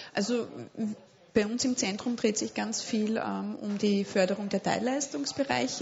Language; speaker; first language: German; native; German